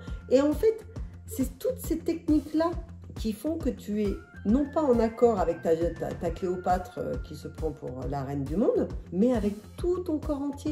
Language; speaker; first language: French; native; French